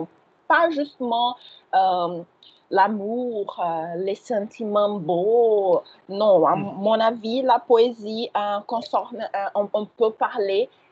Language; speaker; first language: French; non-native, fluent; Portuguese